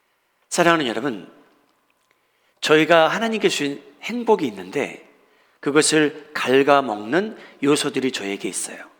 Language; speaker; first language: Korean; native; Korean